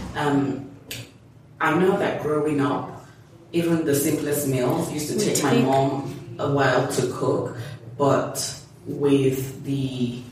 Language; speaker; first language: English; non-native, local second language; Yoruba